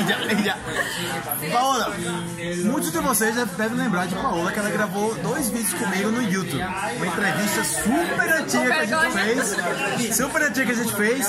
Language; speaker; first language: Portuguese; native; Portuguese